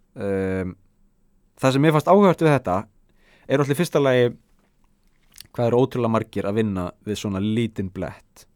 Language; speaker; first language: Icelandic; native; Icelandic